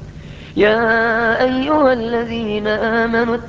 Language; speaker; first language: Arabic; native; Arabic